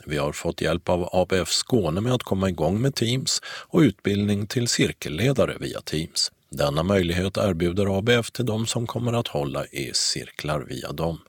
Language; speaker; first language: Swedish; native; Swedish